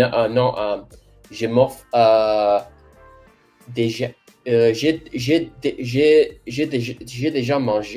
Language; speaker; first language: French; non-native, learner; English